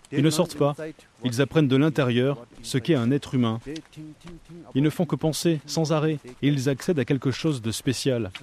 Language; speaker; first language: French; non-native, fluent; Chinese